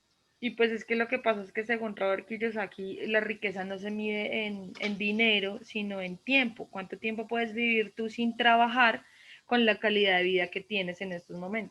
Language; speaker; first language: Spanish; native; Spanish